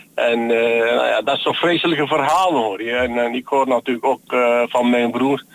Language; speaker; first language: Dutch; non-native, fluent; Turkish